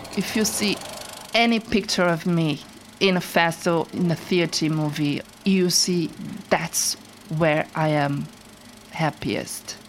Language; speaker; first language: English; non-native, fluent; Portuguese